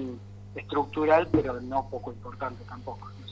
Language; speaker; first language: Spanish; native; Spanish